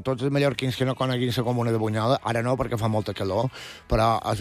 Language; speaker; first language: Catalan; native; Catalan